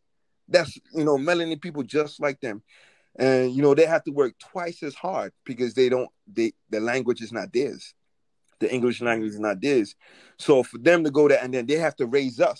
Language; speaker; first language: English; native; English